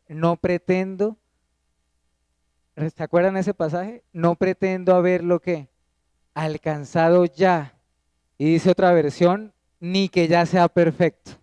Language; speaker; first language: Spanish; native; Spanish